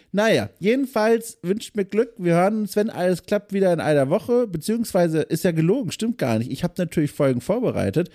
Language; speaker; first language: German; native; German